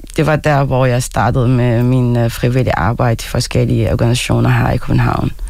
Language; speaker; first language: Danish; non-native, fluent; Arabic